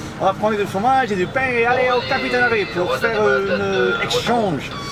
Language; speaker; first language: French; non-native, learner; English